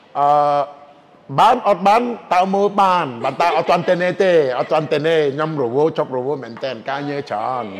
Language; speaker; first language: Khmer; non-native, fluent; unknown